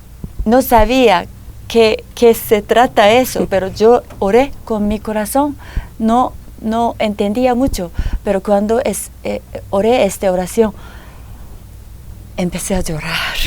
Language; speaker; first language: Spanish; non-native, fluent; Japanese